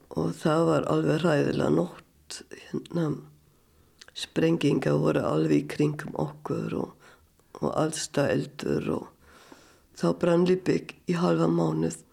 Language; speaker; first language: Icelandic; non-native, fluent; German